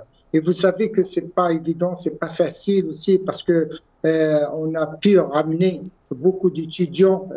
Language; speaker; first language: French; non-native, local second language; Arabic